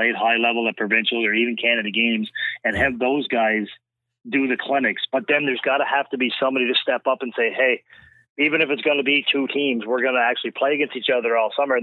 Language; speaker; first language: English; native; English